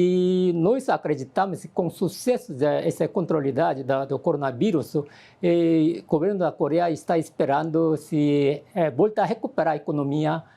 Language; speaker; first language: Portuguese; non-native, learner; Korean